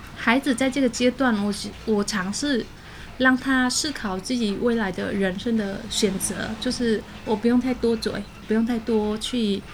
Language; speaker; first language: Chinese; non-native, fluent; Khmer